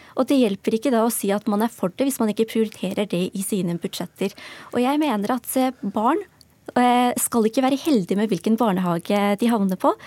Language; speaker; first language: Norwegian; early bilingual, other home language; Urdu